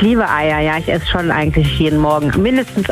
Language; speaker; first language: German; native; German